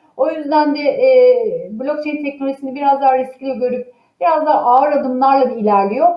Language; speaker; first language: Turkish; native; Turkish